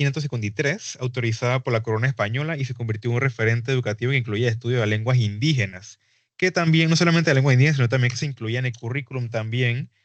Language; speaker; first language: Spanish; native; Spanish